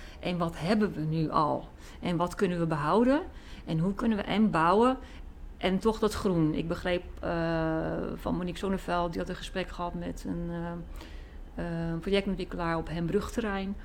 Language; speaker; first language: Dutch; native; Dutch